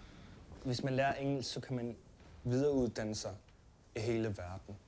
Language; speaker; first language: Danish; non-native, local second language; Kalaallisut